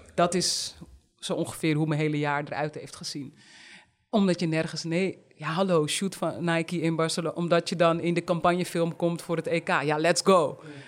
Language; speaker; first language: Dutch; native; Dutch